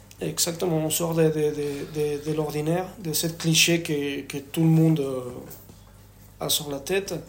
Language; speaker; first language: French; non-native, fluent; Spanish